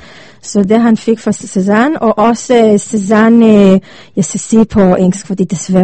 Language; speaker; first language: Danish; non-native, learner; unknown